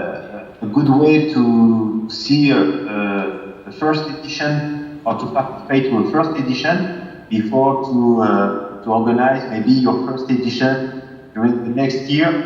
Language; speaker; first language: English; non-native, fluent; French